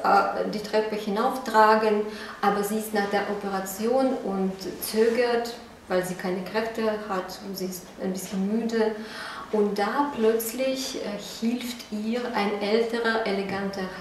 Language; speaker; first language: German; non-native, fluent; Russian